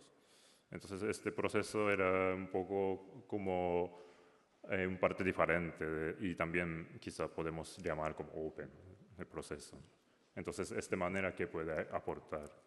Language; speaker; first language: Spanish; non-native, learner; Japanese